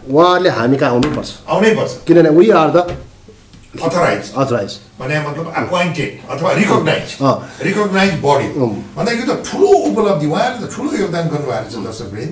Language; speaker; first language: Nepali; non-native, local second language; Sherpa